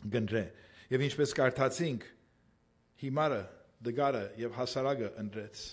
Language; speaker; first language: Armenian; native; Armenian